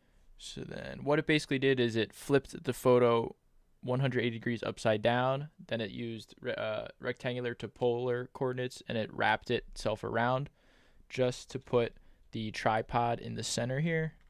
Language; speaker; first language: English; native; English